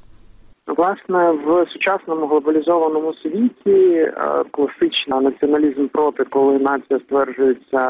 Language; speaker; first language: Ukrainian; native; Ukrainian